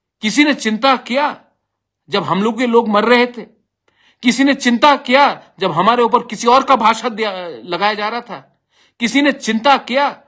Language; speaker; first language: Hindi; non-native, local second language; Bangla